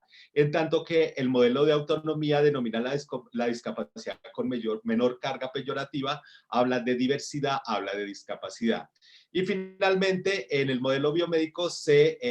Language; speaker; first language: Spanish; native; Spanish